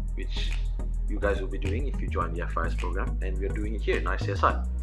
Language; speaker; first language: English; non-native, local second language; Malay